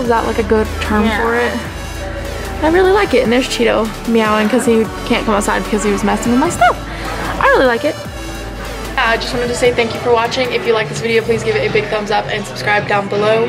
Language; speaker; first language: English; native; English